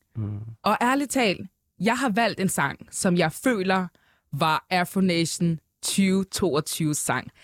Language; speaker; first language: Danish; early bilingual, other home language; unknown